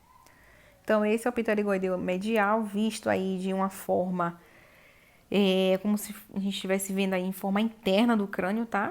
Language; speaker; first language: Portuguese; native; Portuguese